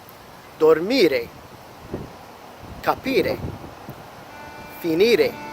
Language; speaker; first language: Italian; non-native, fluent; English